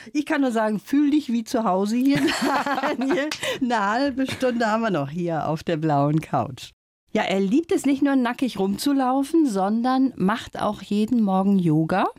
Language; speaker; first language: German; native; German